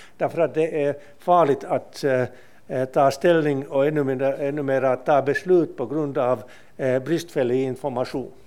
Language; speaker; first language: Swedish; non-native, local second language; Finnish